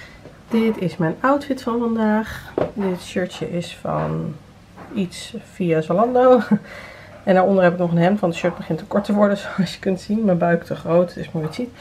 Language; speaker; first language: Dutch; native; Dutch